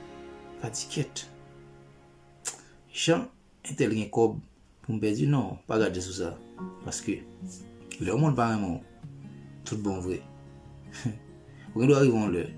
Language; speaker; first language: French; non-native, local second language; Haitian Creole